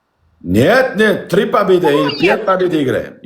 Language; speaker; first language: Russian; non-native, learner; Uzbek